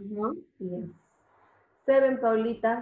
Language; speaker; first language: English; non-native, learner; Spanish